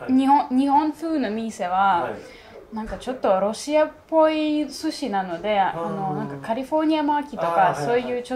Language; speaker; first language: Japanese; non-native, fluent; Russian